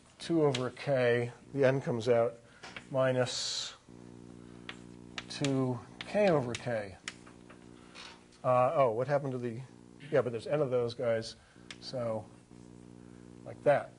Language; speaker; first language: English; native; English